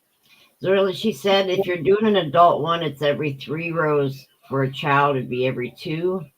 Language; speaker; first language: English; native; English